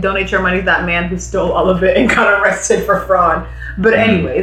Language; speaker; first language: English; non-native, local second language; Swahili